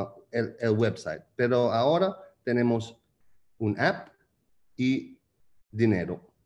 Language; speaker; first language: Spanish; non-native, learner; English